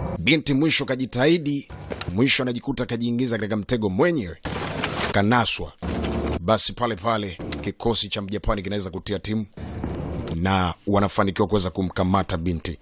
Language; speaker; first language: Swahili; native; Swahili